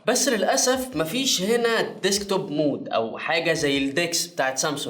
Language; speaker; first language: Arabic; native; Arabic